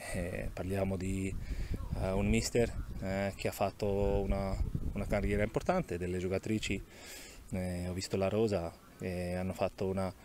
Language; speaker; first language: Italian; non-native, learner; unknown